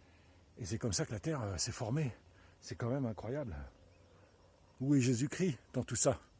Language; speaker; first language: French; native; French